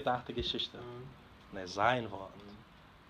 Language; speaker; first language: German; non-native, fluent; Portuguese